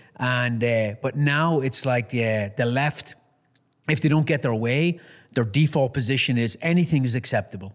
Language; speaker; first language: English; native; English